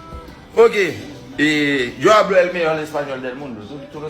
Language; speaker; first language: Spanish; non-native, learner; Haitian Creole